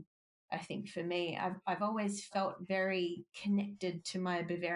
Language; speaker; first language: English; native; English